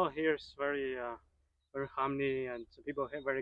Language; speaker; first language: English; non-native, fluent; Chinese